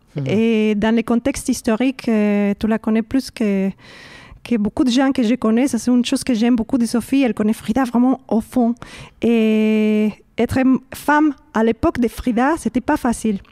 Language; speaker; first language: French; non-native, learner; Spanish